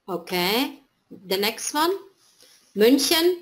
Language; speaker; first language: English; non-native, fluent; German